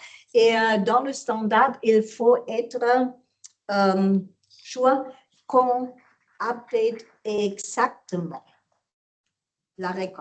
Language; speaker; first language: French; non-native, learner; German